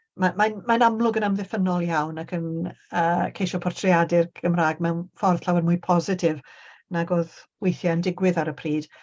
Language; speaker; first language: Welsh; native; Welsh